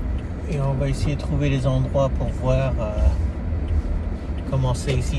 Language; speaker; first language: French; early bilingual, heritage; French